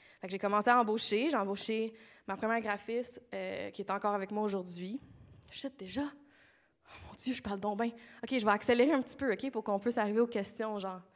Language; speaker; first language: French; native; French